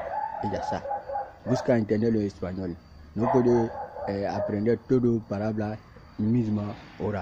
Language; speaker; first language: Spanish; non-native, learner; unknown